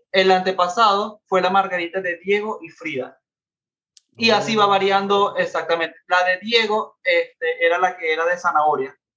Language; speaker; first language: Spanish; native; Spanish